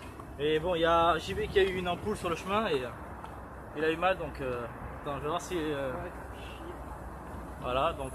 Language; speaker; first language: French; native; French